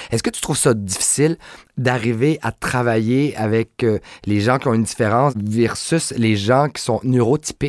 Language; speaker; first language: French; native; French